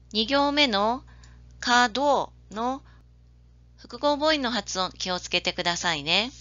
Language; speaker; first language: Japanese; native; Japanese